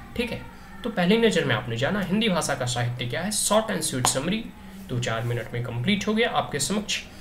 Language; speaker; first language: Hindi; native; Hindi